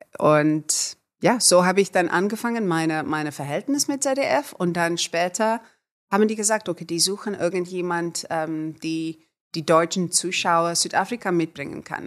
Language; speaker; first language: German; non-native, fluent; Afrikaans